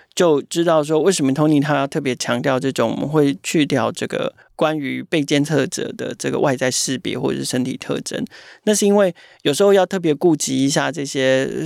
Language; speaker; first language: Chinese; native; Chinese